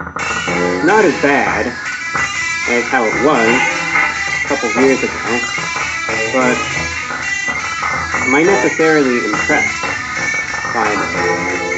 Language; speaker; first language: English; native; English